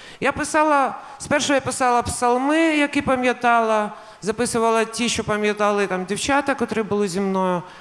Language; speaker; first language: Ukrainian; non-native, local second language; Russian